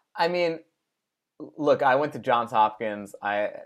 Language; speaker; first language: English; native; English